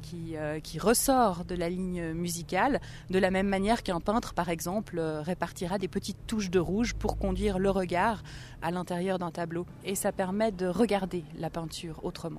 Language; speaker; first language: French; native; French